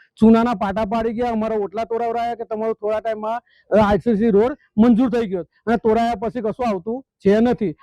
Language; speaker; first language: Gujarati; native; Gujarati